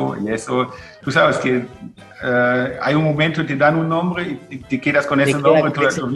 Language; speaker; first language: Spanish; non-native, fluent; German